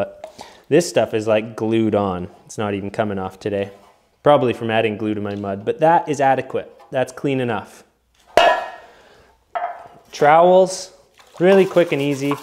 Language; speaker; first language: English; native; English